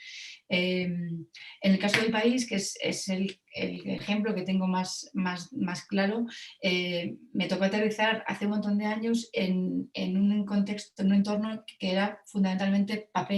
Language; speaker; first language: Spanish; native; Spanish